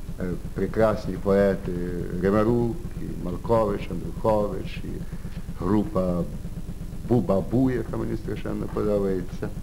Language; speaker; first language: Ukrainian; early bilingual, heritage; Ukrainian